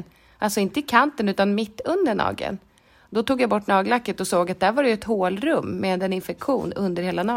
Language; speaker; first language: Swedish; native; Swedish